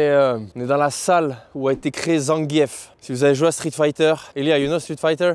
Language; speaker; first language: French; native; French